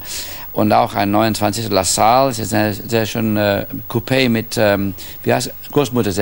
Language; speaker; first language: German; non-native, fluent; English